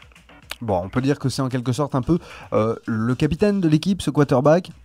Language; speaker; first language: French; native; French